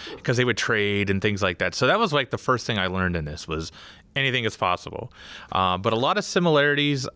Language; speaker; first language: English; native; English